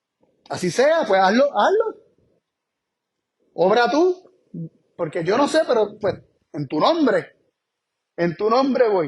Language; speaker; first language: Spanish; native; Spanish